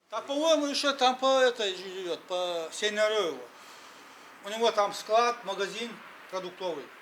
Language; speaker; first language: Russian; non-native, local second language; Ingush